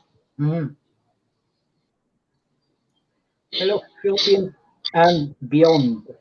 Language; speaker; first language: English; non-native, fluent; Norwegian